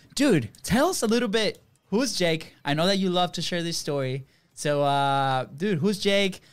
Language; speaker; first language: English; non-native, fluent; Spanish